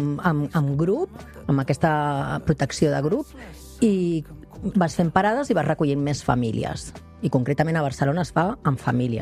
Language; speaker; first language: Catalan; native; Catalan